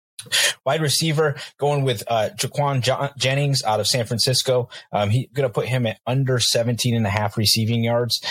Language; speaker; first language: English; native; English